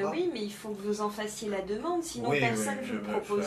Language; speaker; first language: French; native; French